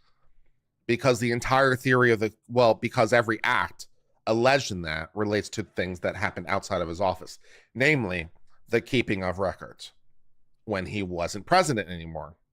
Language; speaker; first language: English; native; English